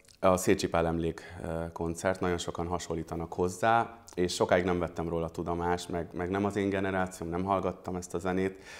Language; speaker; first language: Hungarian; early bilingual, other home language; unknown